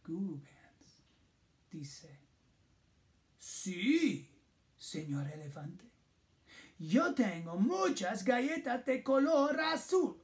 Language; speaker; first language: Spanish; non-native, fluent; English